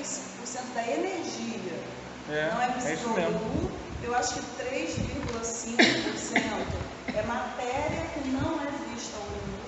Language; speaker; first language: Portuguese; native; Portuguese